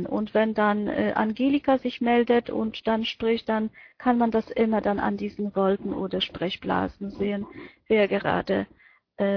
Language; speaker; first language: German; non-native, fluent; Polish